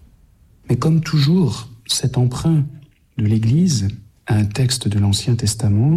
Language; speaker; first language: French; native; French